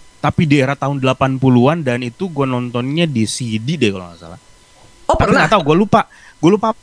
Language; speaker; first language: Indonesian; native; Indonesian